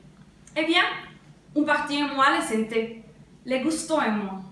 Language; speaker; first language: French; non-native, learner; Spanish